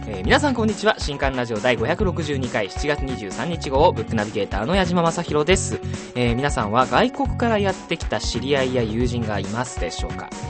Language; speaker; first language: Japanese; native; Japanese